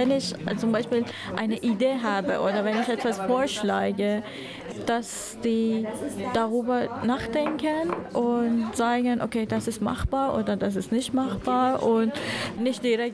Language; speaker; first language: German; non-native, fluent; Persian